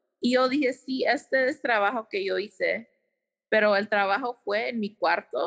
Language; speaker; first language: Spanish; early bilingual, heritage; Spanish